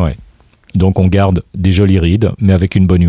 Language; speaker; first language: French; native; French